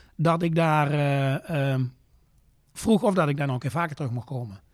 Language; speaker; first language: Dutch; native; Dutch